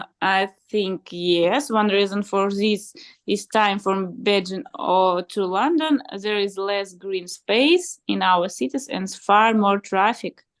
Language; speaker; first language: English; non-native, learner; Russian